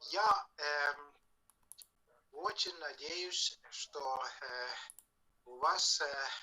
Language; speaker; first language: Russian; non-native, fluent; Estonian